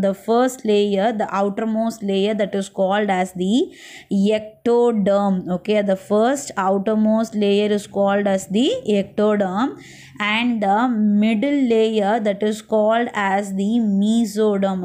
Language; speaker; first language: English; non-native, local second language; Tamil